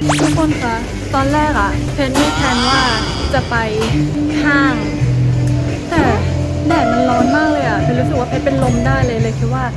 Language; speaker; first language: Thai; native; Thai